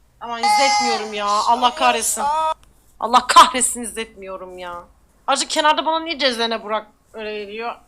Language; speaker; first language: Turkish; native; Turkish